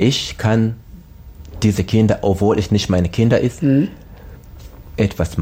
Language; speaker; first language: German; non-native, learner; Swahili